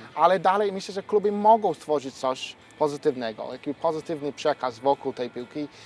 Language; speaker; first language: Polish; non-native, fluent; English